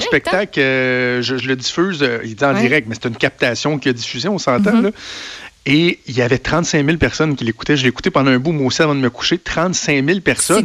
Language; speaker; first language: French; native; French